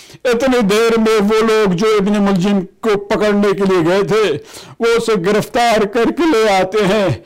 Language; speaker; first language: Urdu; native; Urdu